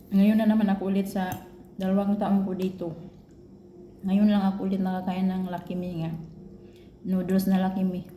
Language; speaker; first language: Filipino; non-native, local second language; Cebuano